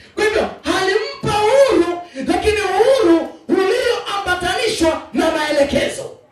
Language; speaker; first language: Swahili; non-native, local second language; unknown